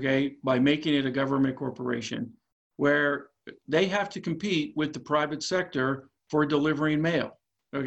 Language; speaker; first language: English; native; English